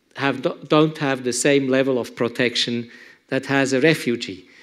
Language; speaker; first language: English; non-native, fluent; German